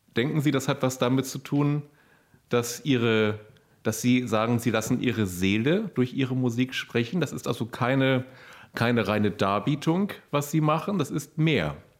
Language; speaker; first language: German; native; German